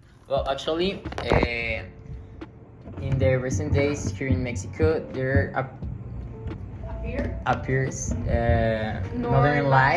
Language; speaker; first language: English; non-native, learner; Spanish